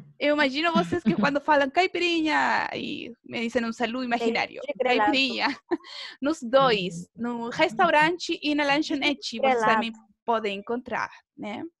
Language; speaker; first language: Portuguese; non-native, fluent; Spanish